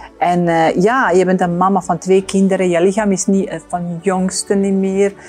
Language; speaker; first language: Dutch; non-native, fluent; Bosnian